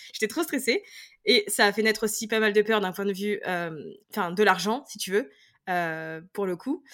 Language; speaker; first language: French; native; French